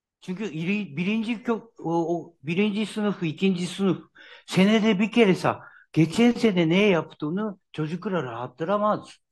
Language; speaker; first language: Turkish; non-native, learner; Japanese